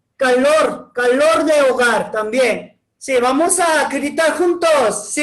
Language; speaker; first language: Spanish; non-native, learner; Korean